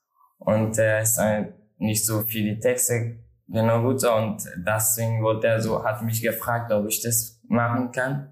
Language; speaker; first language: German; non-native, learner; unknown